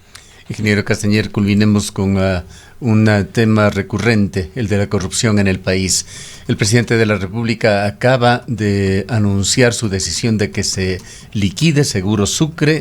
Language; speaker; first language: Spanish; native; Spanish